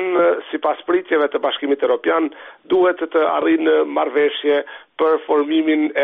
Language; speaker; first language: Albanian; native; Albanian